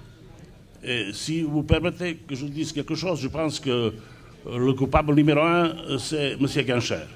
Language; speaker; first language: French; non-native, fluent; Serbian